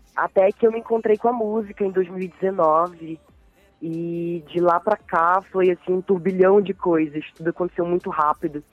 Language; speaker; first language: Portuguese; native; Portuguese